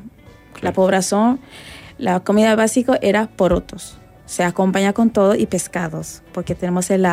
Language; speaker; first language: Spanish; non-native, fluent; Rundi